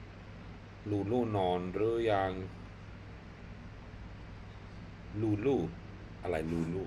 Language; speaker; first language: Thai; non-native, fluent; Swedish